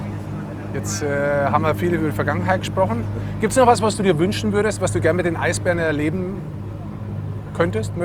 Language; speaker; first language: German; native; German